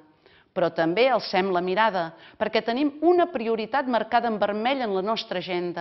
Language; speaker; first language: Catalan; native; Catalan